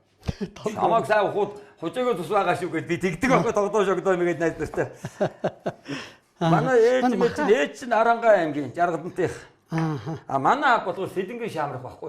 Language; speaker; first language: Mongolian; native; Mongolian